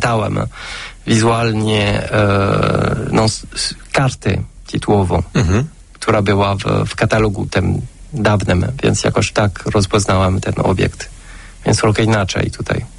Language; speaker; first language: Polish; non-native, fluent; French